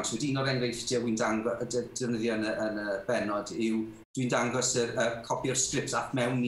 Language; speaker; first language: Welsh; native; Welsh